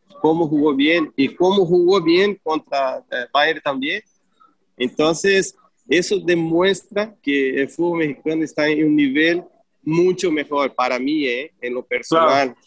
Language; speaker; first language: Spanish; non-native, fluent; Portuguese